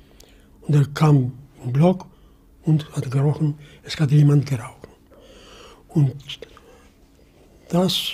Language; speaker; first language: German; non-native, fluent; Polish